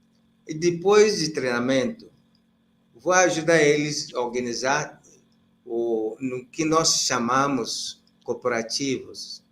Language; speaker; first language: Portuguese; non-native, fluent; Igbo